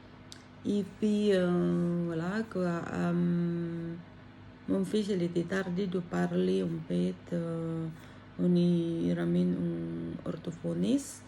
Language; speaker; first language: French; non-native, learner; Filipino